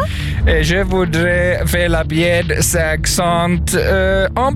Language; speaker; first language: French; non-native, learner; Swedish